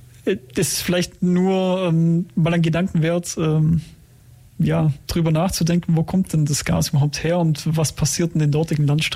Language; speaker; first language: German; native; German